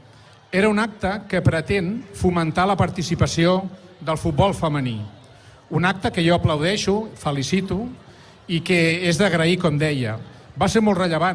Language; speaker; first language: Catalan; native; Catalan